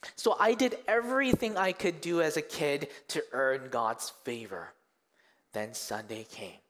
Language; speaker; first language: English; early bilingual, other home language; Korean